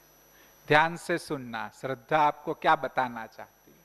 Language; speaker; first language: Hindi; native; Hindi